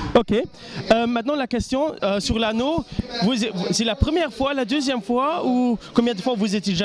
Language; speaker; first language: French; non-native, local second language; Luxembourgish